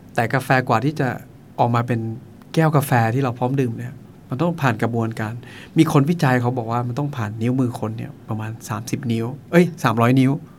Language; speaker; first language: Thai; non-native, local second language; Akha